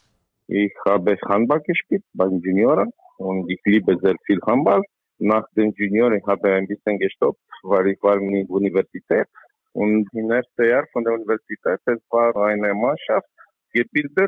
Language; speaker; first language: German; non-native, learner; Romanian